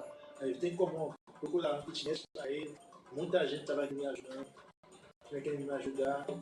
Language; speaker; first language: Portuguese; non-native, learner; Haitian Creole